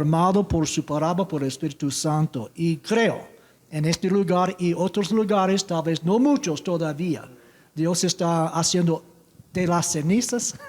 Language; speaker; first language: Spanish; non-native, learner; English